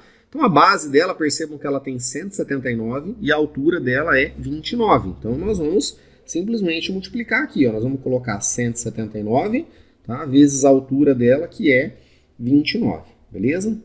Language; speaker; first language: Portuguese; native; Portuguese